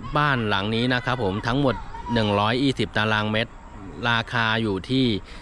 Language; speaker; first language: Thai; non-native, fluent; Chinese